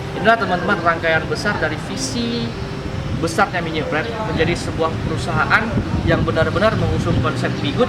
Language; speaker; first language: Indonesian; native; Indonesian